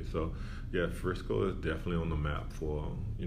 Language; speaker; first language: English; native; English